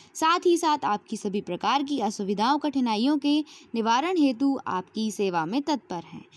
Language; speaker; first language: Hindi; native; Hindi